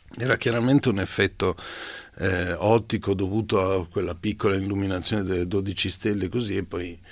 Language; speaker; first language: Italian; native; Italian